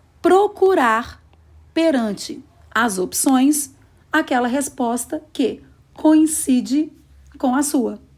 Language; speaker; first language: Portuguese; native; Portuguese